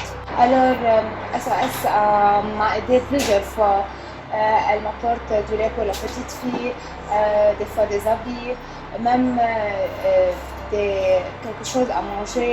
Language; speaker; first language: French; non-native, local second language; Arabic